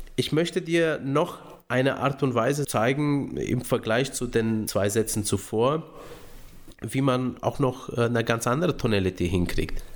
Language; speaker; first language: German; early bilingual, other home language; Romanian